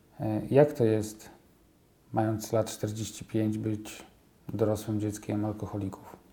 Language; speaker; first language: Polish; native; Polish